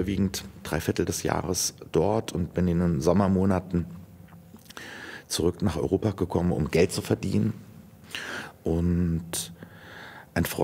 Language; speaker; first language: German; native; German